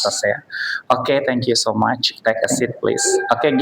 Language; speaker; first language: English; non-native, fluent; Indonesian